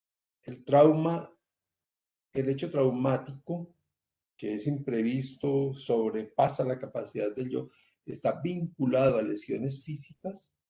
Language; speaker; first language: Spanish; native; Spanish